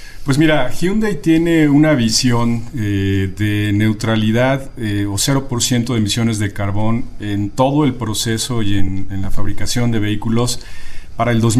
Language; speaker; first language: Spanish; native; Spanish